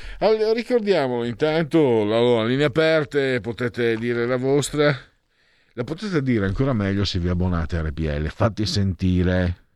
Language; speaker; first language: Italian; native; Italian